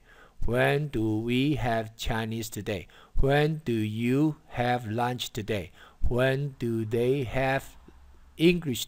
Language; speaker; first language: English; non-native, fluent; Chinese